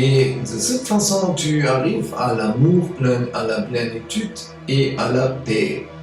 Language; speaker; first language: French; non-native, fluent; German